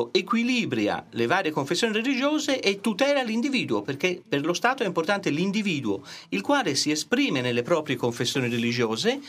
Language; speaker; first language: Italian; native; Italian